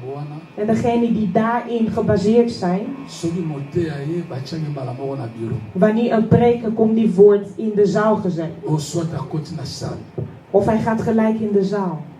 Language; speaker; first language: Dutch; non-native, fluent; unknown